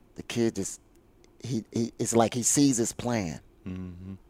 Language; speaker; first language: English; native; English